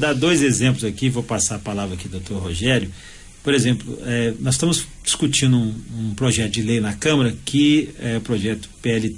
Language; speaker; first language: Portuguese; native; Portuguese